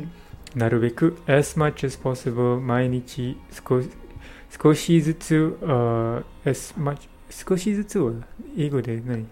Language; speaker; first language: Japanese; non-native, learner; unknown